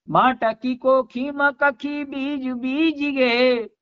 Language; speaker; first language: Hindi; non-native, local second language; Garhwali